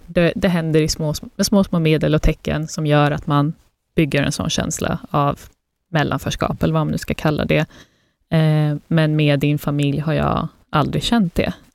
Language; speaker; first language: Swedish; early bilingual, other home language; Persian